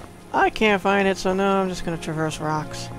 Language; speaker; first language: English; native; English